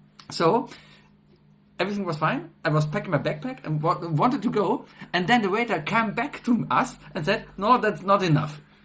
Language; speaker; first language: English; non-native, fluent; German